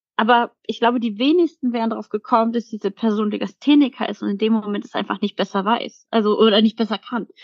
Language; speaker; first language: German; early bilingual, other home language; Polish